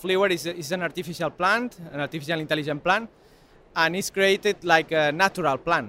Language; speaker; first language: English; non-native, learner; Spanish